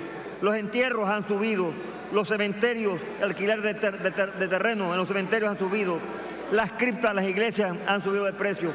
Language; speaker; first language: Spanish; native; Spanish